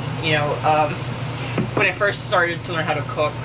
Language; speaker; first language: English; non-native, local second language; Filipino